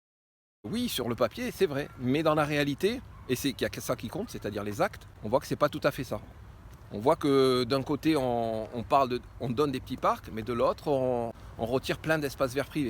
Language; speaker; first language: French; native; French